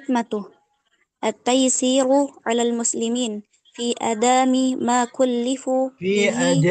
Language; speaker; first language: Arabic; non-native, learner; Indonesian